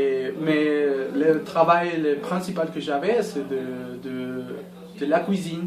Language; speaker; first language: French; non-native, learner; Spanish